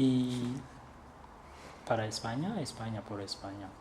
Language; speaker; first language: Spanish; non-native, learner; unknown